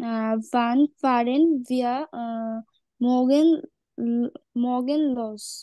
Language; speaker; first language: German; non-native, learner; Bangla